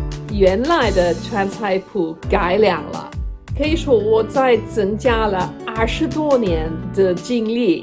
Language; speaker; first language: Chinese; non-native, fluent; English